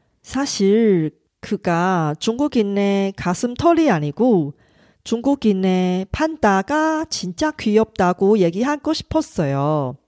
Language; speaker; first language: Korean; non-native, fluent; Chinese